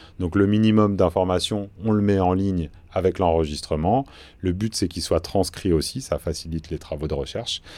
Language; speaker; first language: French; native; French